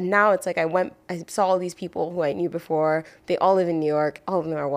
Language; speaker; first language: English; non-native, local second language; Yoruba